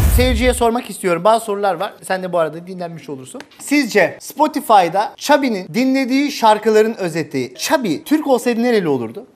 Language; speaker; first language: Turkish; native; Turkish